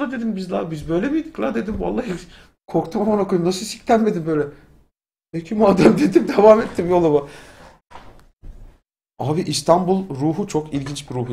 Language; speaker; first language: Turkish; native; Turkish